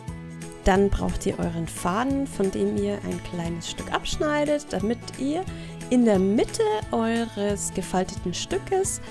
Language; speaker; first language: German; native; German